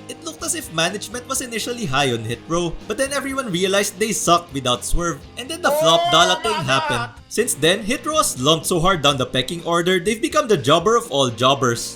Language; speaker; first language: English; native; English